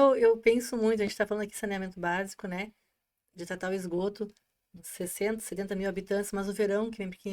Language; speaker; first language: Portuguese; native; Portuguese